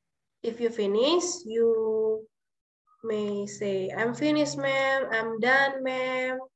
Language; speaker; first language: English; non-native, learner; Indonesian